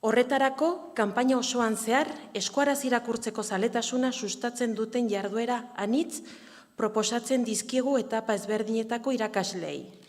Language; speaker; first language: Basque; native; Basque